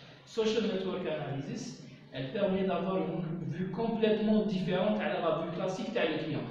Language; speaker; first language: French; non-native, local second language; Arabic